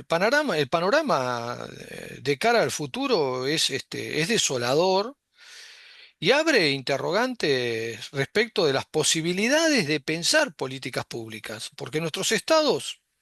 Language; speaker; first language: Spanish; native; Spanish